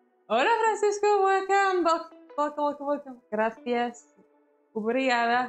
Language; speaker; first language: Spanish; non-native, fluent; German